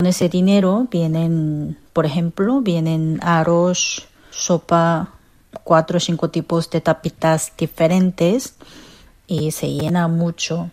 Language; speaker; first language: Spanish; non-native, fluent; Korean